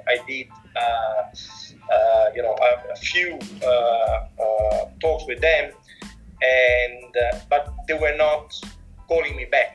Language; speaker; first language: English; non-native, fluent; Italian